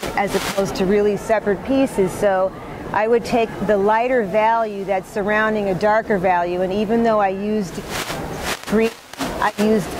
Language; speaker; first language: English; native; English